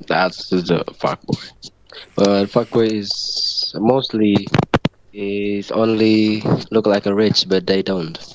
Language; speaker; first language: English; non-native, learner; Indonesian